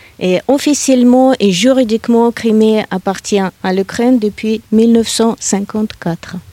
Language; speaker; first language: French; non-native, fluent; Russian